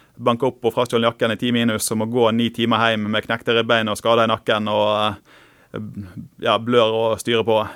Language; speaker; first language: Norwegian; native; Norwegian